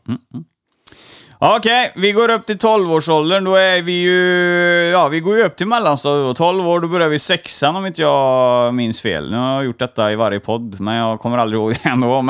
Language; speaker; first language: Swedish; native; Swedish